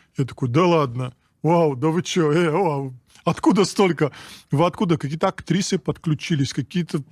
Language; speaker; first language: Russian; non-native, local second language; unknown